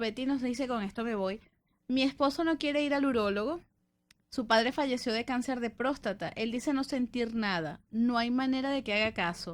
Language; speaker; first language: Spanish; native; Spanish